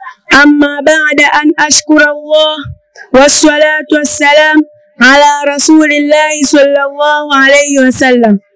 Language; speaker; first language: Arabic; non-native, learner; Swahili